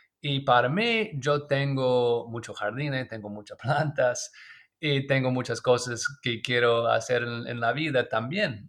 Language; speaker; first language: Spanish; non-native, learner; English